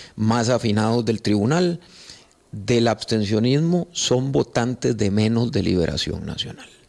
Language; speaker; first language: Spanish; native; Spanish